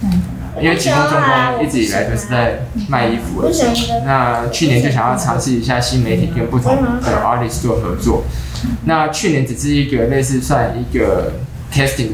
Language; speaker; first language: Chinese; native; Chinese